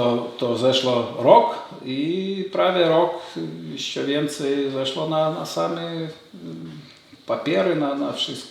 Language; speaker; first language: Polish; non-native, learner; Lithuanian